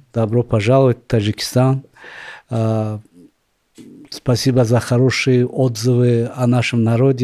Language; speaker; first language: Russian; non-native, local second language; Tajik